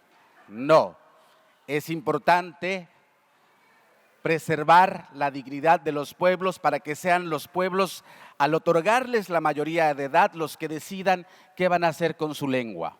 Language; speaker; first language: Spanish; native; Spanish